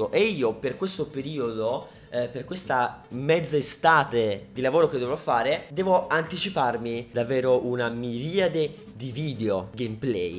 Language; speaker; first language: Italian; native; Italian